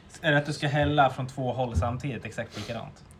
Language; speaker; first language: Swedish; native; Swedish